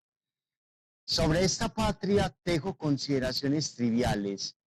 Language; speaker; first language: Spanish; native; Spanish